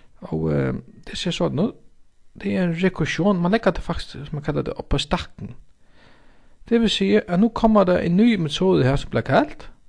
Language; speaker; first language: Danish; non-native, local second language; Faroese